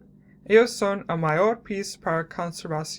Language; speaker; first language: Spanish; non-native, learner; English